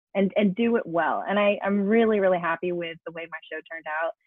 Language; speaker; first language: English; native; English